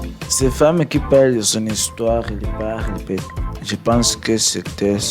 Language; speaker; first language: French; non-native, learner; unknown